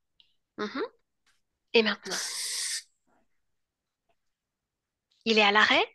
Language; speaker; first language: French; native; French